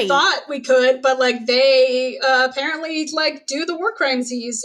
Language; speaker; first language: English; native; English